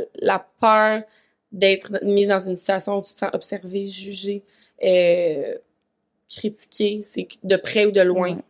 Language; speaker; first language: French; native; French